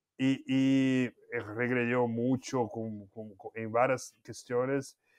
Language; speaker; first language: Spanish; non-native, fluent; Portuguese